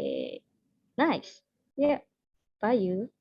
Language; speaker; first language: English; non-native, learner; Indonesian